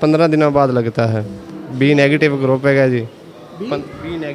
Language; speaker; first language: Hindi; non-native, local second language; Punjabi